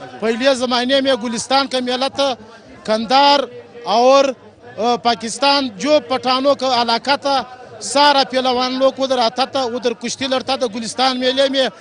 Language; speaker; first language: Urdu; non-native, local second language; Pashto